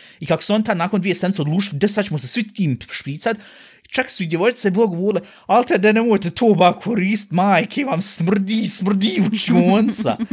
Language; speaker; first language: Bosnian; early bilingual, heritage; Bosnian